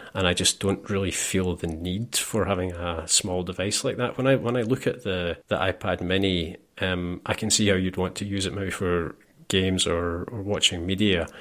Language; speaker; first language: English; native; English